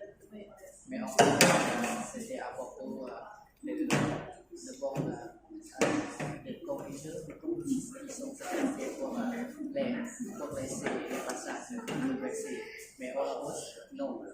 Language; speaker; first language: French; non-native, learner; Lao